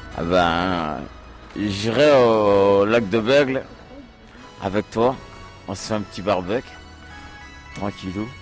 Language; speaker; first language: French; early bilingual, other home language; Portuguese